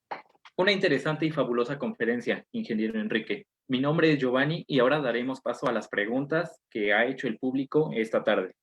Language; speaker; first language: Spanish; native; Spanish